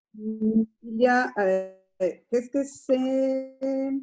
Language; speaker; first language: French; non-native, learner; Spanish